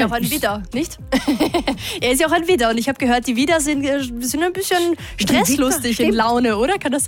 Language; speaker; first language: German; native; German